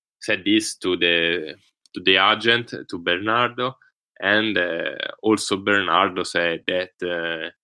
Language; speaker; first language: English; non-native, learner; Italian